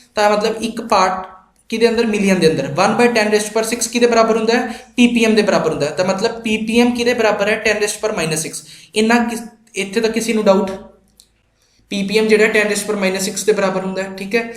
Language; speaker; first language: Hindi; non-native, local second language; Punjabi